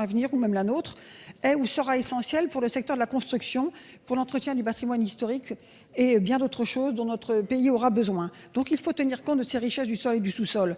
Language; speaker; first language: French; native; French